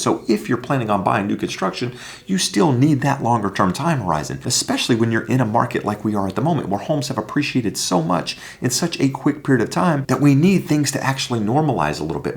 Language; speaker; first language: English; native; English